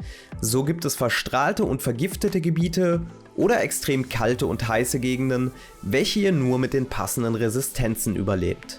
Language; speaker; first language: German; native; German